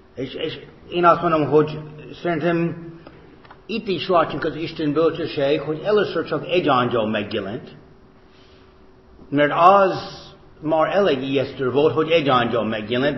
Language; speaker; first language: Hungarian; non-native, fluent; English